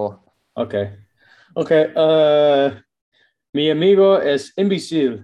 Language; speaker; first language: Spanish; non-native, learner; English